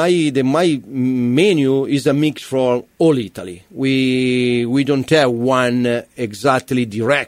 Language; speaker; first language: English; non-native, learner; Italian